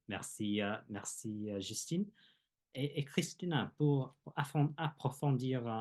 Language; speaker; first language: French; non-native, fluent; English